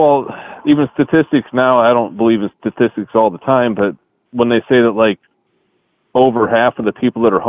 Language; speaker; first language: English; native; English